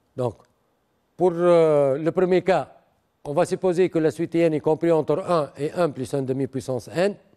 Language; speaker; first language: French; non-native, local second language; Arabic